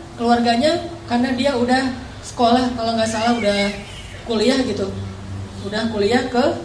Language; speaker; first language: Indonesian; native; Indonesian